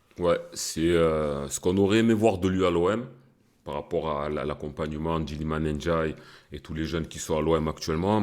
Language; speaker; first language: French; early bilingual, other home language; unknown